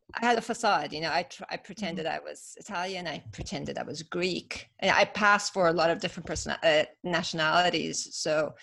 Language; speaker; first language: English; early bilingual, other home language; Persian